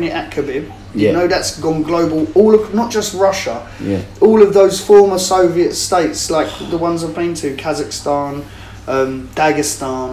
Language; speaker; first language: English; native; English